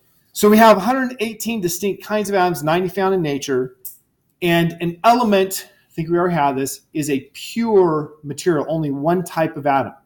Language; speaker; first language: English; native; English